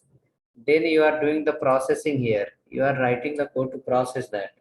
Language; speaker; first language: English; non-native, local second language; Telugu